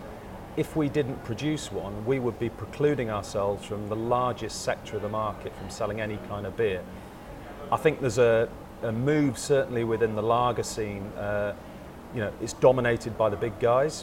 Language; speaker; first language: English; native; English